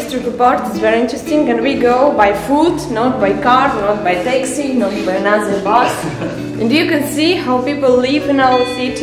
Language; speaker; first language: English; non-native, learner; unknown